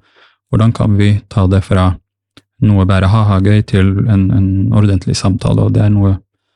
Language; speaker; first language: Norwegian; early bilingual, other home language; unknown